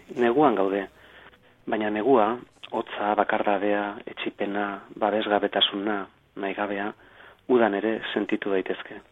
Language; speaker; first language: Basque; native; Basque